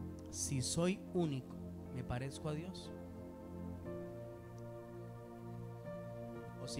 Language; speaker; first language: Spanish; native; Spanish